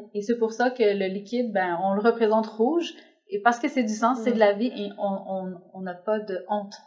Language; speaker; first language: French; native; French